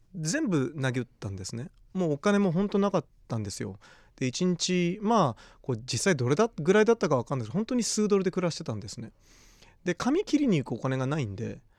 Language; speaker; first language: Japanese; native; Japanese